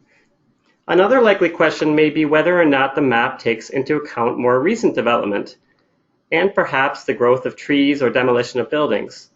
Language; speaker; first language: English; native; English